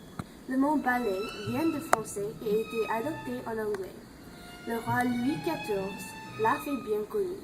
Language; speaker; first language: French; non-native, learner; English